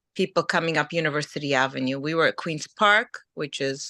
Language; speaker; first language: English; early bilingual, other home language; Ukrainian